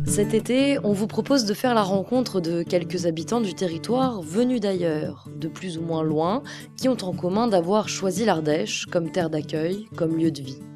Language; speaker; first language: French; native; French